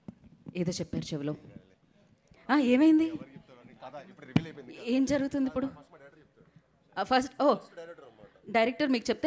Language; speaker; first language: Telugu; native; Telugu